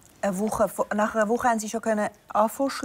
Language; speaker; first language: German; native; German